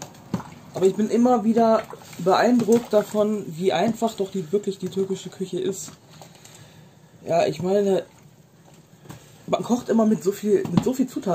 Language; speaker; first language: German; native; German